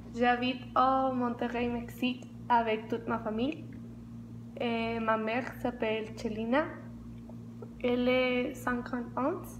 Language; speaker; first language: French; non-native, learner; Spanish